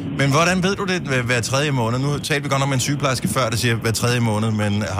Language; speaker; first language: Danish; native; Danish